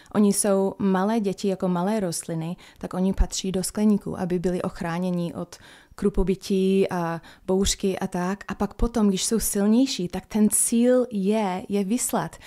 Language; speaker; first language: Czech; non-native, fluent; English